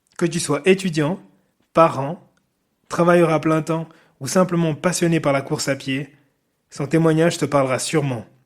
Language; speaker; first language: French; native; French